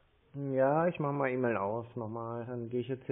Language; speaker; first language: German; native; German